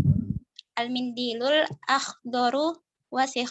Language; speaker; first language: Arabic; non-native, learner; Indonesian